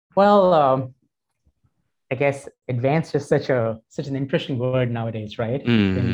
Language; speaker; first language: English; non-native, local second language; Hindi